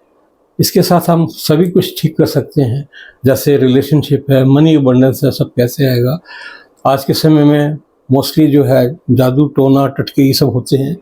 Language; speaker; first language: Hindi; native; Hindi